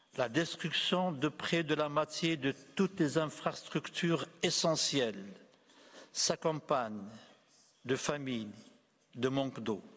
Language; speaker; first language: French; non-native, local second language; Arabic